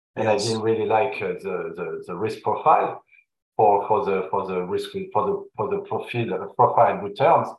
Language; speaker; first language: English; non-native, fluent; French